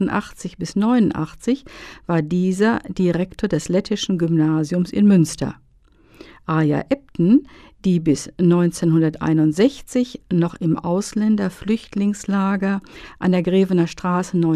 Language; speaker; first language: German; native; German